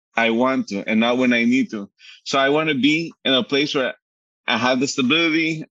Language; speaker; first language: English; early bilingual, other home language; Spanish